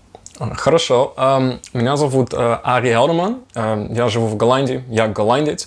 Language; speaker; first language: Russian; non-native, fluent; Dutch